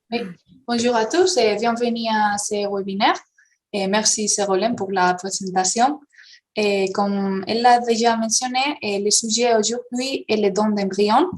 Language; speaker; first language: French; non-native, fluent; Spanish